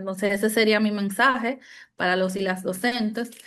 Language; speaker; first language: Spanish; native; Spanish